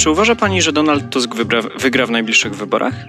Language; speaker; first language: Polish; native; Polish